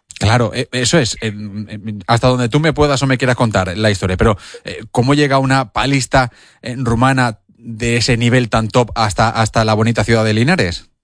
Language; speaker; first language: Spanish; native; Spanish